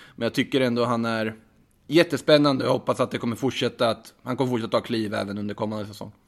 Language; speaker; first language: Swedish; native; Swedish